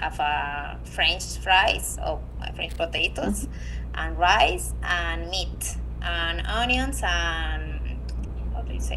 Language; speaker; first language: English; non-native, learner; Spanish